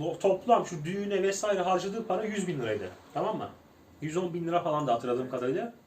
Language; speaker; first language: Turkish; native; Turkish